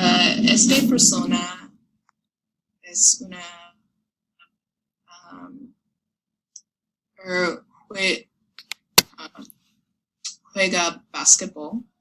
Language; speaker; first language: Spanish; non-native, learner; English